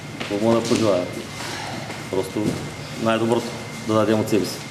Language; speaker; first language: Bulgarian; native; Bulgarian